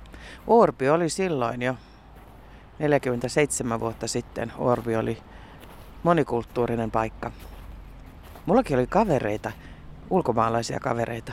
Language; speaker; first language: Finnish; early bilingual, heritage; Finnish